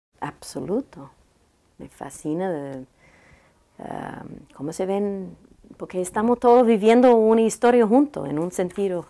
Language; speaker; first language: Spanish; non-native, learner; English